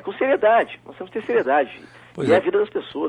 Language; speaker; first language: Portuguese; native; Portuguese